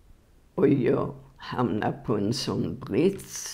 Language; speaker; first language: Swedish; non-native, fluent; Polish